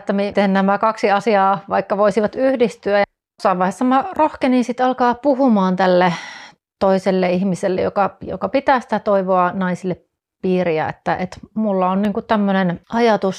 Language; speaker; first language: Finnish; native; Finnish